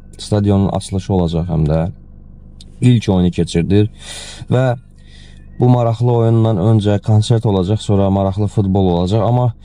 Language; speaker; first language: Azerbaijani; native; Azerbaijani